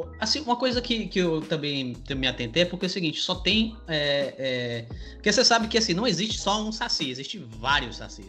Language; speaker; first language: Portuguese; native; Portuguese